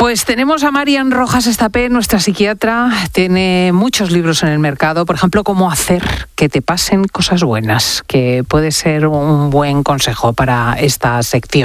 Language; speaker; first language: Spanish; native; Spanish